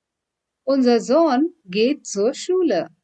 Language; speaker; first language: German; non-native, fluent; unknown